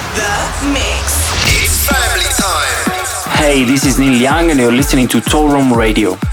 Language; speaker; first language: English; non-native, fluent; Italian